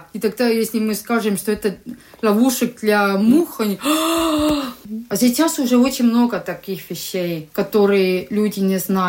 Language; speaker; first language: Russian; non-native, learner; Estonian